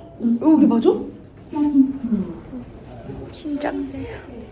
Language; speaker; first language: Korean; native; Korean